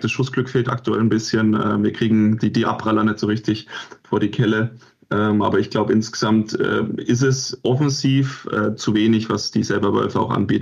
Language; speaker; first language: German; native; German